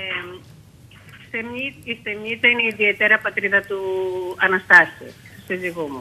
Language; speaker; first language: Greek; early bilingual, heritage; Greek